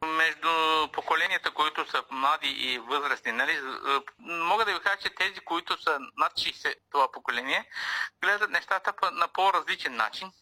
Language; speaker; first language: Bulgarian; non-native, local second language; Turkish